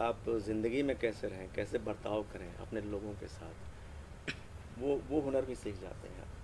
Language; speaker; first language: Hindi; native; Hindi